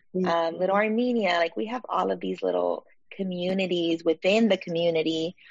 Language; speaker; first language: English; native; English